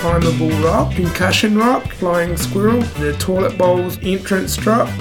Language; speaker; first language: English; native; English